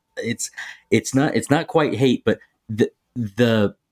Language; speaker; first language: English; native; English